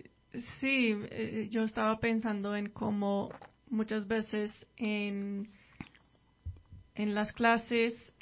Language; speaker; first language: Spanish; non-native, fluent; English